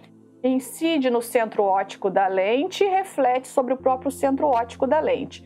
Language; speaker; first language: Portuguese; native; Portuguese